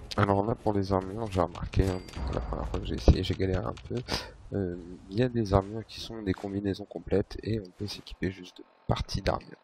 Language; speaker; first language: French; native; French